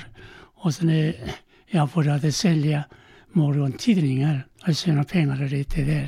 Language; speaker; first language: Swedish; non-native, learner; Korean